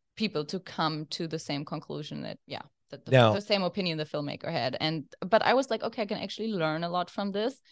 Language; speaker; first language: English; non-native, fluent; German